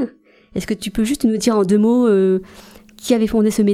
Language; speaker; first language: French; native; French